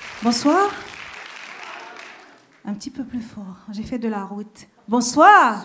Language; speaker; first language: French; native; French